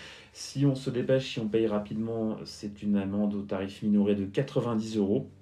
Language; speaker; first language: French; native; French